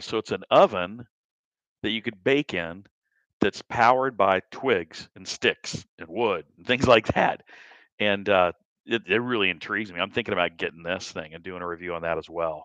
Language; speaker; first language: English; native; English